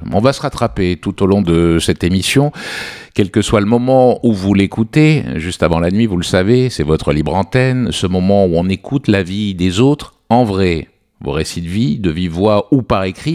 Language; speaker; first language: French; native; French